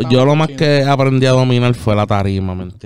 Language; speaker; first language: Spanish; native; Spanish